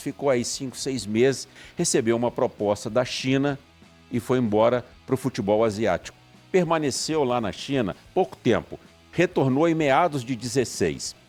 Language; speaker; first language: Portuguese; native; Portuguese